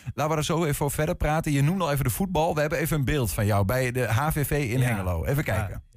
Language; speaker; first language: Dutch; native; Dutch